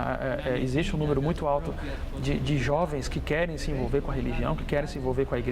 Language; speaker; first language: Portuguese; native; Portuguese